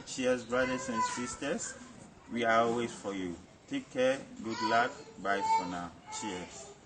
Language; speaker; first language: English; non-native, local second language; Akan